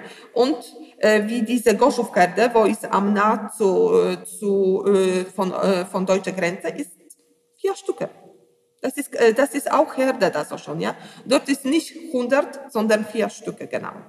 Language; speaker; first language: German; non-native, learner; Polish